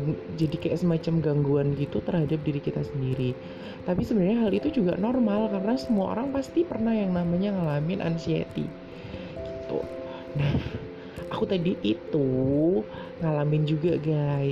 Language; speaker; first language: Indonesian; native; Indonesian